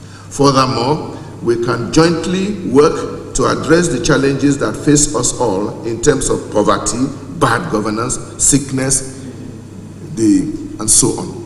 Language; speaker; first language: English; non-native, local second language; Yoruba